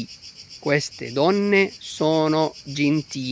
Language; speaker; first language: Italian; non-native, fluent; Arabic